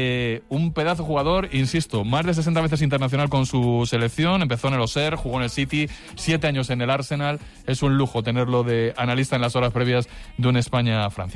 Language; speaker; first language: Spanish; native; Spanish